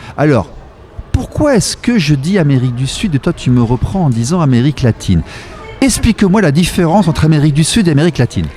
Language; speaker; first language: French; native; French